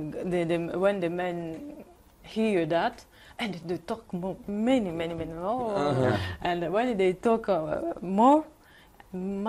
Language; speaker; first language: English; non-native, learner; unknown